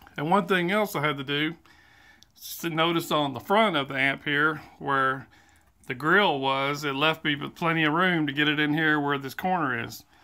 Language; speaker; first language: English; native; English